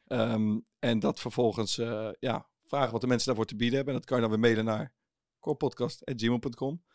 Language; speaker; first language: Dutch; native; Dutch